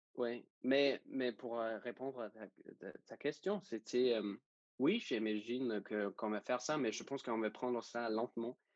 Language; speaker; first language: French; non-native, fluent; Danish